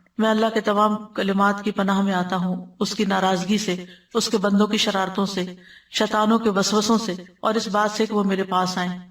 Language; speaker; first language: Urdu; native; Urdu